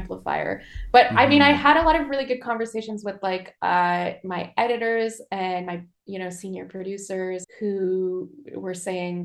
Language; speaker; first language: English; native; English